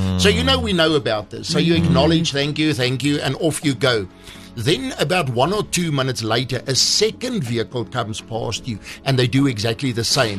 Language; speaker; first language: English; non-native, local second language; Afrikaans